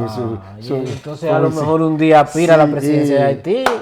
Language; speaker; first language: Spanish; native; Spanish